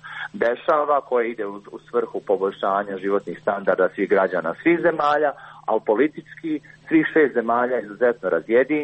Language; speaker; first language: Croatian; native; Croatian